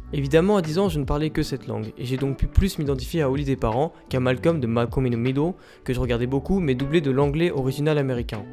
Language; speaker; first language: French; early bilingual, other home language; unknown